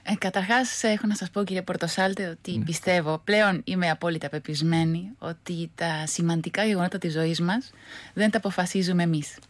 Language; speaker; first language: Greek; non-native, fluent; Spanish